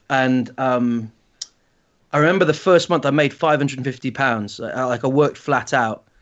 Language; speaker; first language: English; native; English